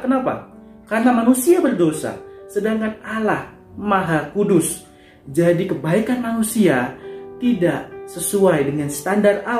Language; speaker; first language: Indonesian; native; Indonesian